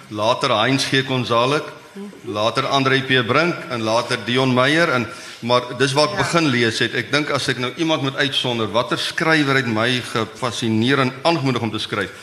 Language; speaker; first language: Afrikaans; native; Afrikaans